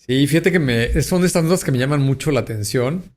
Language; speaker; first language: Spanish; native; Spanish